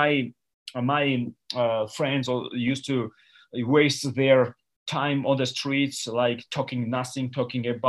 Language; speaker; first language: English; non-native, fluent; Georgian